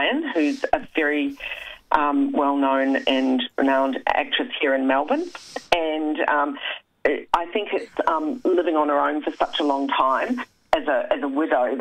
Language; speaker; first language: English; native; English